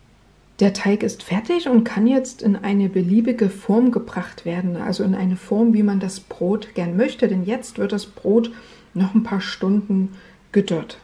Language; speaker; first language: German; native; German